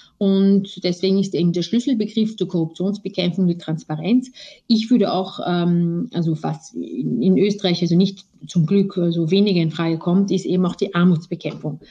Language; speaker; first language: German; early bilingual, other home language; Armenian